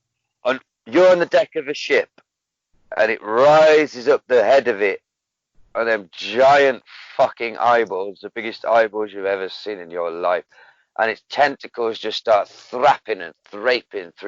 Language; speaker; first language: English; native; English